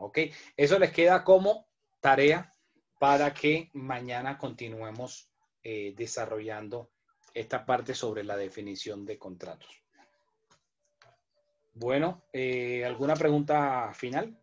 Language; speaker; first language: Spanish; native; Spanish